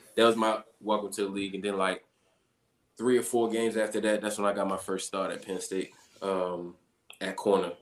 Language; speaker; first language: English; native; English